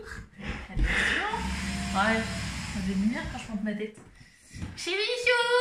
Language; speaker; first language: French; native; French